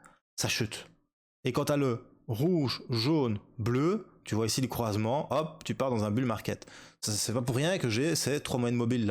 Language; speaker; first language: French; native; French